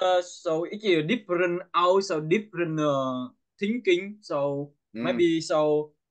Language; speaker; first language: English; non-native, learner; Vietnamese